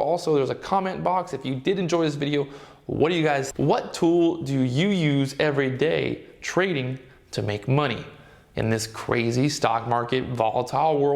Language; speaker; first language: English; native; English